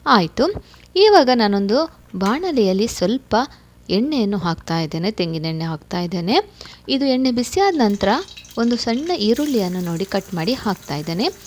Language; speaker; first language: Kannada; non-native, local second language; Tulu